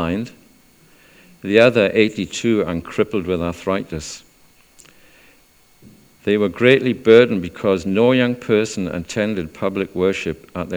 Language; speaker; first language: English; native; English